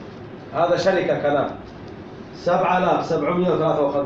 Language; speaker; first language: Arabic; native; Arabic